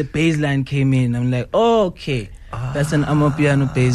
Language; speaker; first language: English; non-native, local second language; Zulu